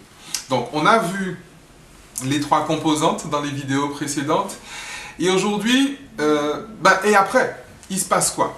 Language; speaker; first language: French; native; French